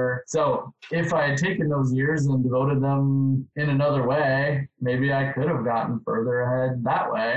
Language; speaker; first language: English; native; English